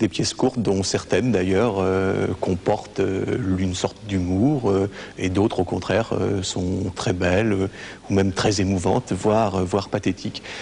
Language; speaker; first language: French; native; French